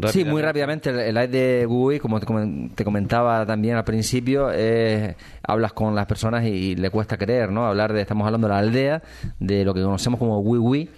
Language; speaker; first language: Spanish; native; Spanish